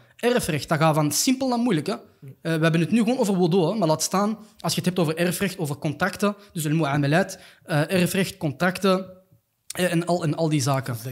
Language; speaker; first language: Dutch; early bilingual, other home language; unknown